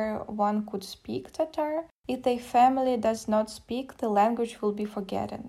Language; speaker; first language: English; non-native, fluent; Russian